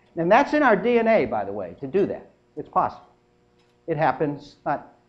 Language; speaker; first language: English; native; English